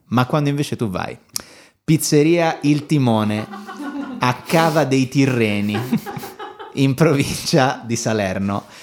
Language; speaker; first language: Italian; native; Italian